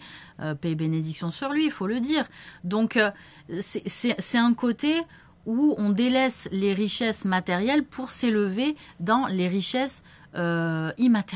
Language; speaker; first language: French; native; French